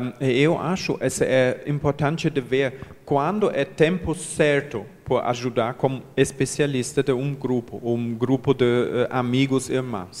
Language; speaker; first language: Portuguese; non-native, learner; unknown